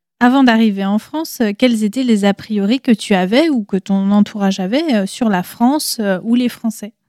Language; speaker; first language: French; native; French